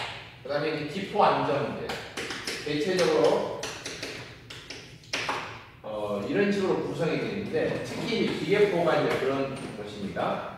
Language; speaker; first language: Korean; native; Korean